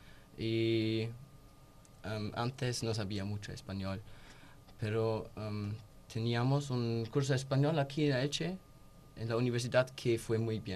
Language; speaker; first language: Spanish; non-native, learner; German